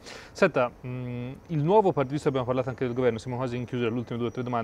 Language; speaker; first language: Italian; native; Italian